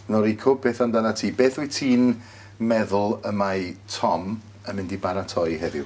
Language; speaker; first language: Welsh; native; Welsh